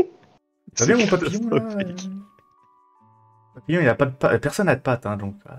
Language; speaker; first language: French; native; French